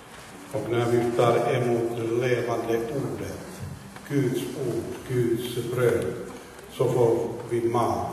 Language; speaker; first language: Swedish; non-native, fluent; Finnish